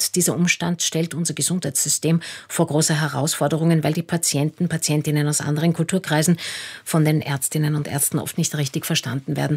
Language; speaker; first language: German; native; German